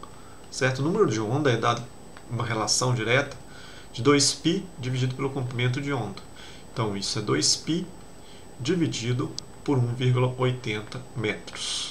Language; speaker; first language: Portuguese; native; Portuguese